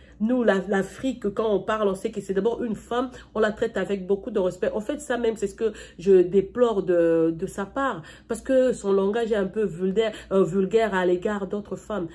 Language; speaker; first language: French; non-native, local second language; Lingala